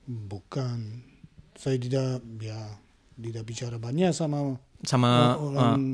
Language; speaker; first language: Indonesian; non-native, learner; German